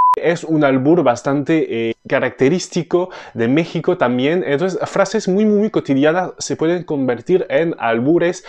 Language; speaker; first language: Spanish; non-native, fluent; French